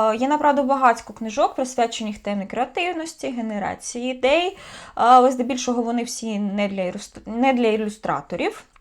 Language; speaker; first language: Ukrainian; native; Ukrainian